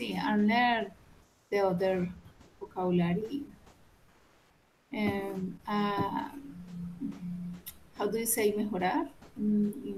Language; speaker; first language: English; non-native, learner; Spanish